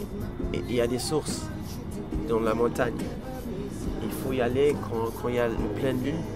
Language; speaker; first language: French; non-native, fluent; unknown